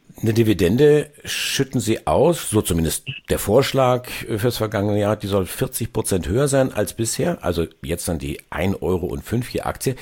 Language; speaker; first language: German; native; German